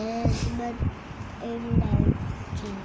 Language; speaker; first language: English; non-native, learner; Filipino